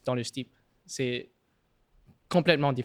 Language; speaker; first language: French; non-native, local second language; English